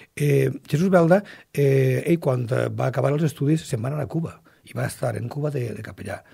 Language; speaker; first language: Catalan; native; Catalan